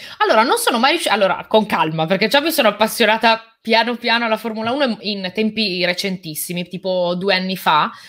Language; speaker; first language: Italian; early bilingual, other home language; Albanian